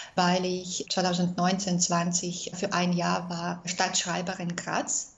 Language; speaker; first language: German; non-native, fluent; Russian